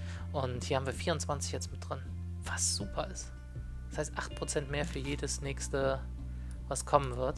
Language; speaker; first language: German; native; German